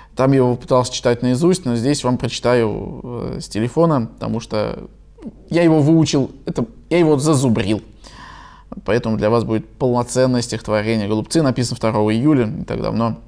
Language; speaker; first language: Russian; native; Russian